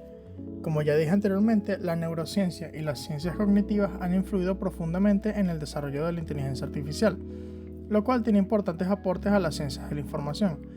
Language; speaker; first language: Spanish; native; Spanish